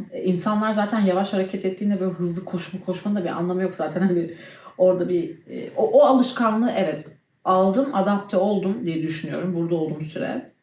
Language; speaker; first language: Turkish; early bilingual, heritage; Turkish